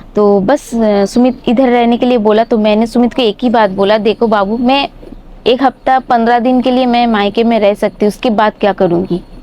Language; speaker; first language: Hindi; non-native, local second language; Bangla